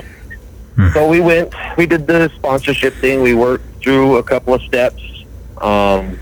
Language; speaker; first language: English; native; English